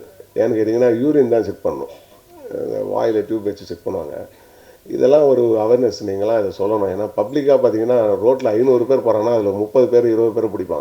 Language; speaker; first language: Tamil; native; Tamil